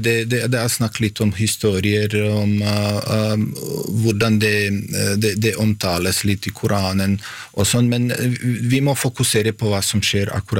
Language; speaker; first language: Norwegian; non-native, fluent; Bosnian